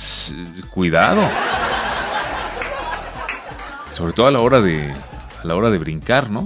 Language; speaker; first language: Spanish; native; Spanish